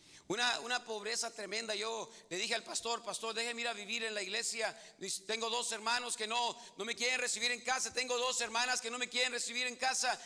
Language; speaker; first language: Spanish; early bilingual, heritage; Spanish